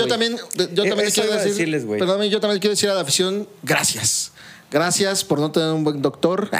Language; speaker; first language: Spanish; native; Spanish